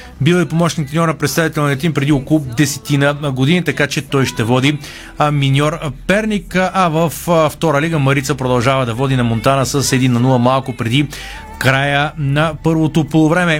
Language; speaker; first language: Bulgarian; native; Bulgarian